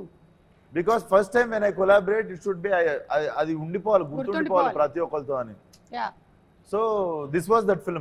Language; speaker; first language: Telugu; native; Telugu